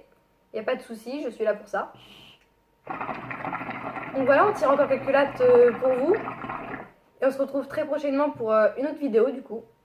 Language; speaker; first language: French; native; French